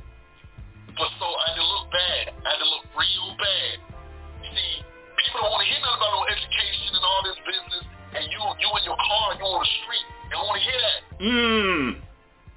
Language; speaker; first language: English; native; English